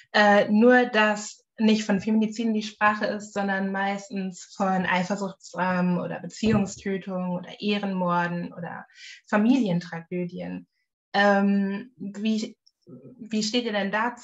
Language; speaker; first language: German; native; German